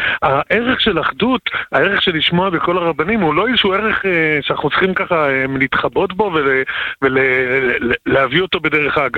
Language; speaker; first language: Hebrew; native; Hebrew